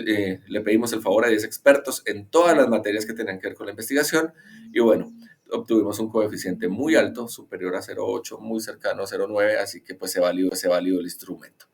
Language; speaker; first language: Spanish; native; Spanish